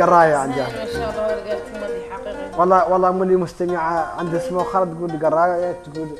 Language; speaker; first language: Arabic; native; Arabic